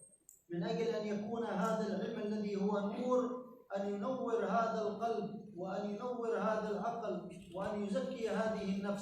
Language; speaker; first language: Arabic; native; Arabic